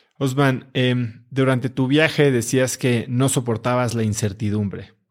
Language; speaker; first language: Spanish; native; Spanish